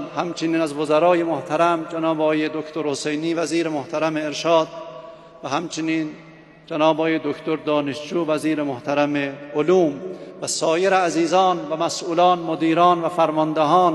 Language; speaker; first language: Persian; native; Persian